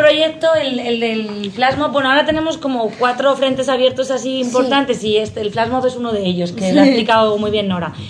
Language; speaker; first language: Spanish; native; Spanish